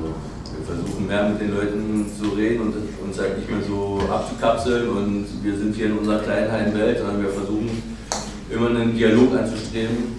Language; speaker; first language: German; native; German